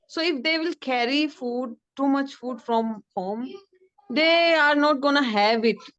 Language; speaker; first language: English; non-native, learner; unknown